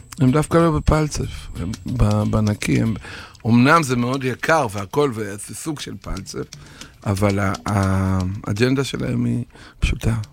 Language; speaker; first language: Hebrew; non-native, fluent; Russian